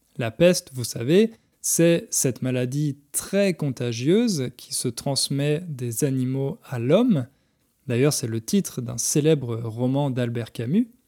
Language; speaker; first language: French; native; French